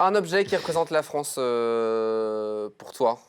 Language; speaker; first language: French; native; French